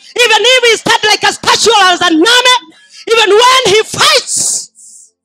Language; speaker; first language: English; non-native, local second language; Swahili